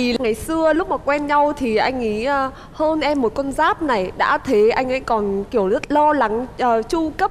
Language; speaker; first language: Vietnamese; native; Vietnamese